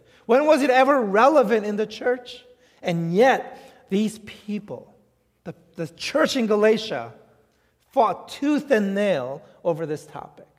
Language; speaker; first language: English; native; English